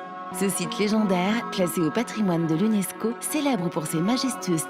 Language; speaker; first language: French; native; French